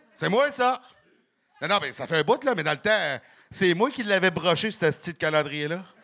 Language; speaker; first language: French; native; French